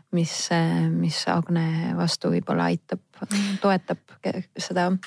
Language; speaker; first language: Estonian; native; Estonian